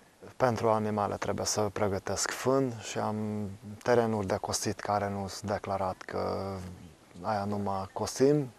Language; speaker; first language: Romanian; non-native, local second language; Hungarian